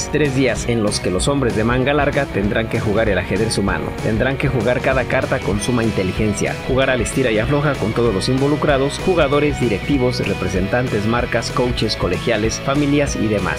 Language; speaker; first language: Spanish; native; Spanish